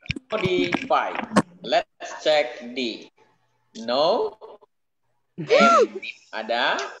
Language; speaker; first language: English; non-native, fluent; Indonesian